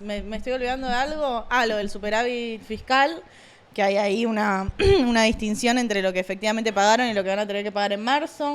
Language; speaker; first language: Spanish; native; Spanish